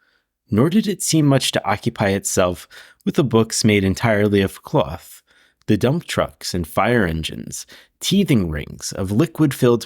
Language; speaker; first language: English; native; English